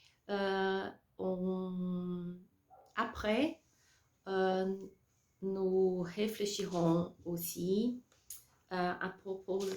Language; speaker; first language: French; non-native, learner; Portuguese